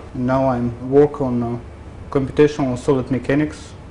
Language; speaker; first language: English; non-native, fluent; Russian